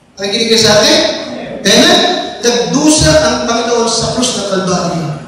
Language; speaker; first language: Filipino; native; Filipino